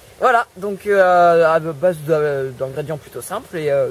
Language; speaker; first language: French; native; French